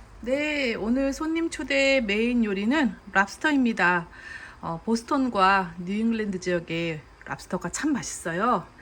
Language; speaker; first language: Korean; native; Korean